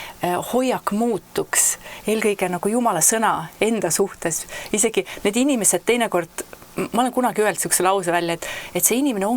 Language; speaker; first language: Estonian; native; Estonian